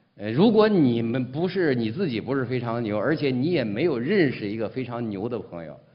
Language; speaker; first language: Chinese; native; Chinese